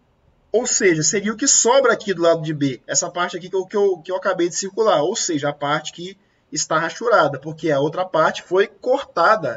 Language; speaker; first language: Portuguese; native; Portuguese